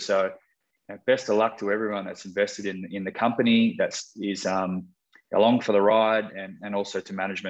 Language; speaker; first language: English; native; English